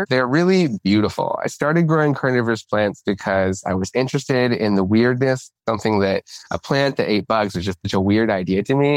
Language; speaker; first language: English; native; English